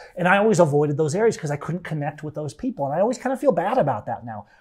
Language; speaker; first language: English; native; English